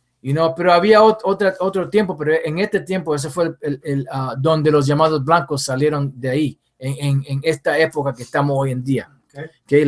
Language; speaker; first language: Spanish; early bilingual, heritage; English